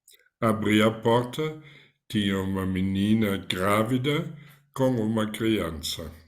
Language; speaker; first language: Portuguese; non-native, fluent; German